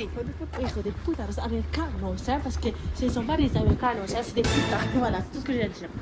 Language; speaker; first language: French; native; French